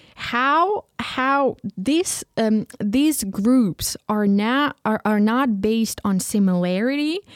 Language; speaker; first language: English; non-native, fluent; Ukrainian